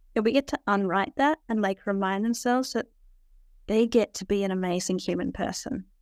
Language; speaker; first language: English; native; English